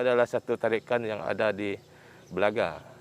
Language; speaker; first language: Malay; non-native, local second language; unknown